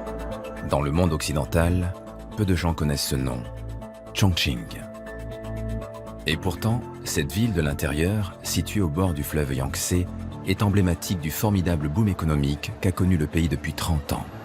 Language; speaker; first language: French; native; French